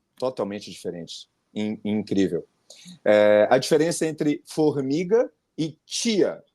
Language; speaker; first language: Portuguese; native; Portuguese